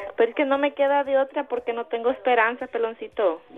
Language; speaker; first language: Spanish; native; Spanish